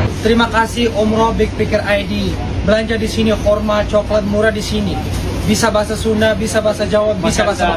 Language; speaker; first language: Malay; non-native, learner; Arabic